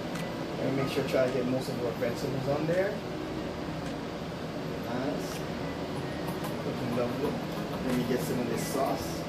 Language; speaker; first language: English; native; English